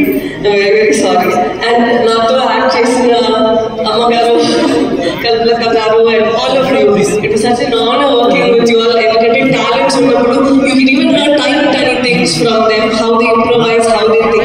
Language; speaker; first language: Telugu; non-native, local second language; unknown